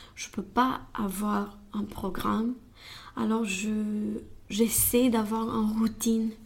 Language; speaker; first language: French; non-native, fluent; Romanian